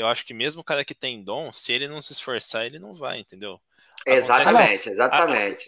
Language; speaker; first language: Portuguese; native; Portuguese